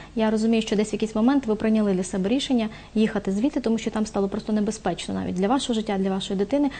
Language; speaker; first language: Ukrainian; native; Ukrainian